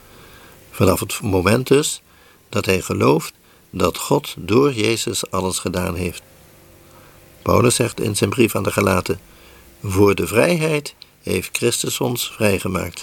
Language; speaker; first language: Dutch; native; Dutch